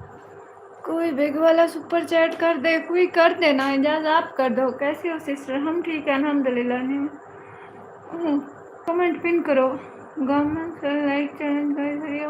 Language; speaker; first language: Urdu; non-native, local second language; Punjabi